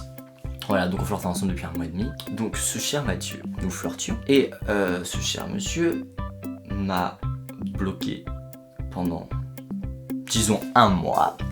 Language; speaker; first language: French; native; French